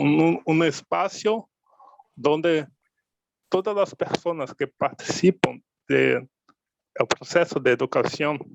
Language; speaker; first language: Spanish; non-native, learner; Portuguese